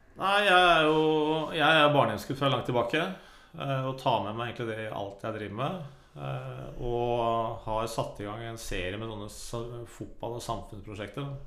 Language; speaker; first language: Norwegian; native; Norwegian